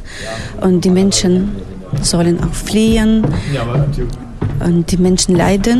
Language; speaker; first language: German; non-native, fluent; Ukrainian